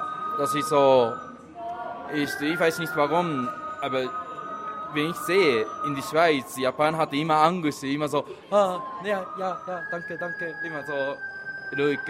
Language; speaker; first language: German; non-native, learner; Japanese